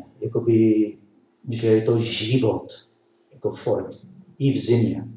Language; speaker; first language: Czech; non-native, learner; English